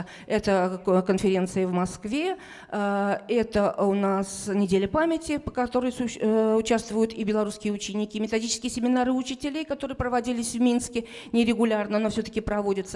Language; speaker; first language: Russian; native; Russian